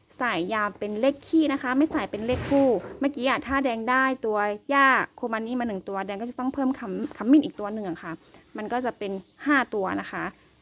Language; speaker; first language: Thai; non-native, local second language; S'gaw Karen